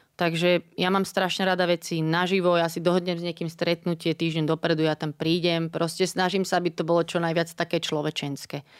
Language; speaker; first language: Slovak; native; Slovak